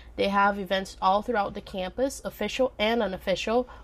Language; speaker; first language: English; non-native, fluent; Portuguese